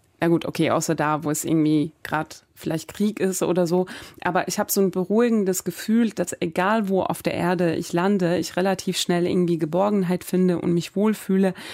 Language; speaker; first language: German; early bilingual, other home language; Persian